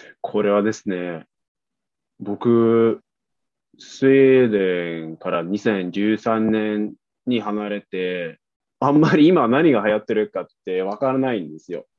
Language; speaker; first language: Japanese; non-native, fluent; Swedish